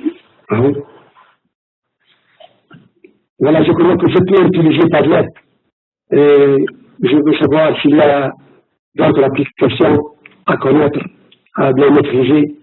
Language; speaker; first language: French; non-native, fluent; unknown